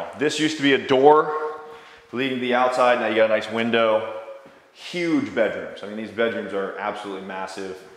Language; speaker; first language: English; native; English